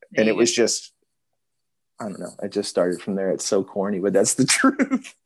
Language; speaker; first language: English; native; English